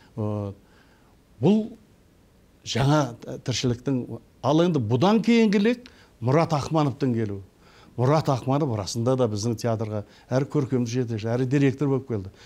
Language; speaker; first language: Kazakh; early bilingual, heritage; Kazakh